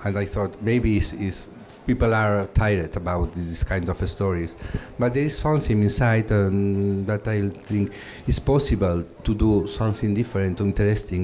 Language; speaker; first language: English; non-native, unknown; Catalan